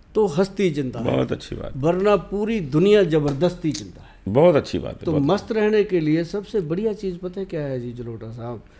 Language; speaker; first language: Hindi; native; Hindi